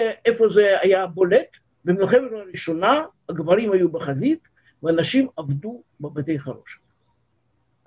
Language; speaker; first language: Hebrew; non-native, fluent; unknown